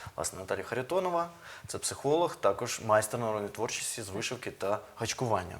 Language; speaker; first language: Ukrainian; native; Ukrainian